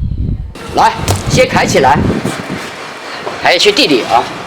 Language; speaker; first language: Chinese; native; Chinese